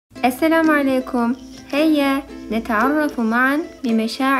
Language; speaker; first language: Arabic; non-native, fluent; Turkish